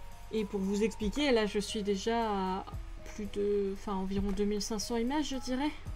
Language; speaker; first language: French; native; French